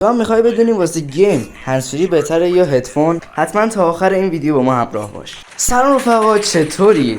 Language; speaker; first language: Persian; native; Persian